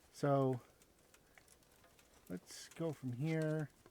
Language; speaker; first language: English; native; English